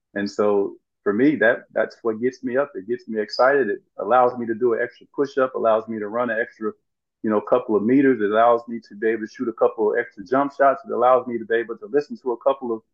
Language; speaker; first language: English; native; English